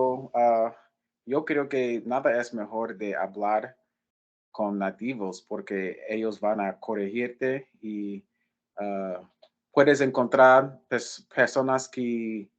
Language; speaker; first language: Spanish; non-native, learner; English